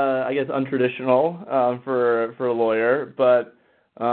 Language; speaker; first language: English; native; English